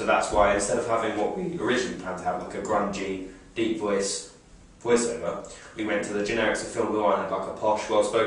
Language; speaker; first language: English; native; English